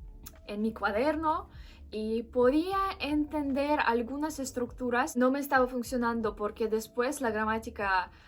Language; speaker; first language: Spanish; non-native, fluent; Russian